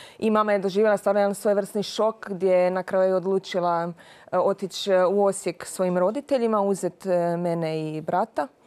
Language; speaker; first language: Croatian; native; Croatian